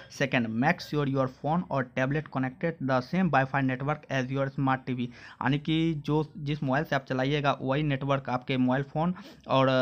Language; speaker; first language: Hindi; native; Hindi